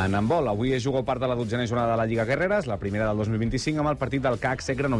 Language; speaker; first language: Catalan; native; Catalan